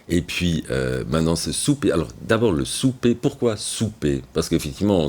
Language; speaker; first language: French; native; French